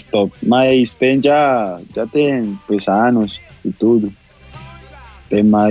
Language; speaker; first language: Portuguese; non-native, local second language; Spanish